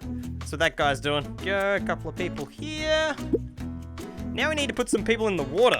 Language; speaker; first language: English; native; English